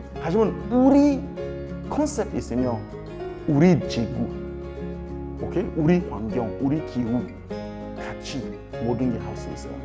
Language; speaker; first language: Korean; non-native, learner; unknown